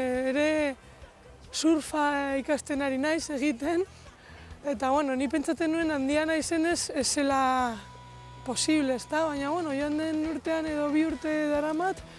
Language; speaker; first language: Basque; non-native, local second language; Spanish